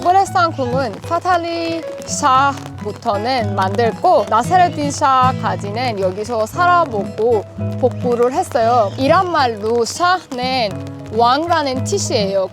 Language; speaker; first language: Korean; non-native, fluent; Persian